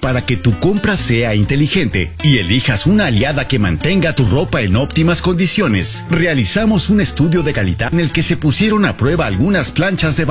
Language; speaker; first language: Spanish; native; Spanish